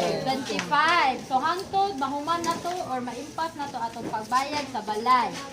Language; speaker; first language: Cebuano; native; Cebuano